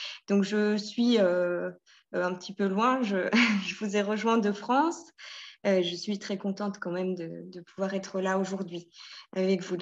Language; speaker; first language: French; native; French